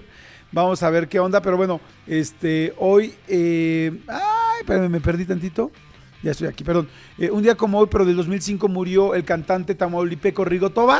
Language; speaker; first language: Spanish; native; Spanish